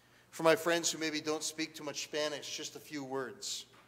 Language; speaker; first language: English; native; English